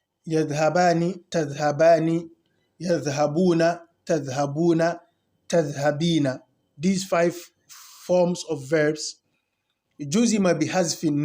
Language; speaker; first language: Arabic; non-native, fluent; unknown